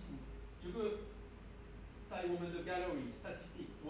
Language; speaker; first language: Chinese; non-native, fluent; French